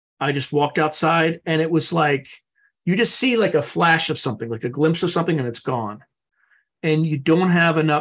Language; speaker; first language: English; native; English